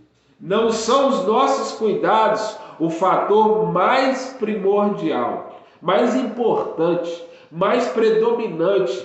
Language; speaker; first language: Portuguese; native; Portuguese